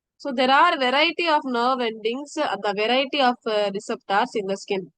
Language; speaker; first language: English; non-native, local second language; Tamil